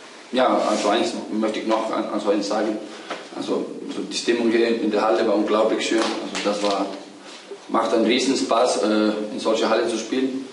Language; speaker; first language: German; non-native, fluent; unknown